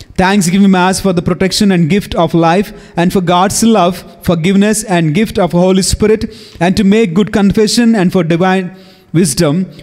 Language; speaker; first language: English; non-native, local second language; Telugu